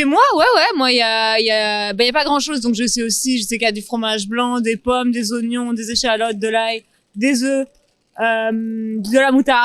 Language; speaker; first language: French; native; French